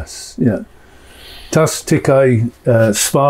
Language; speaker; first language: Latvian; non-native, learner; English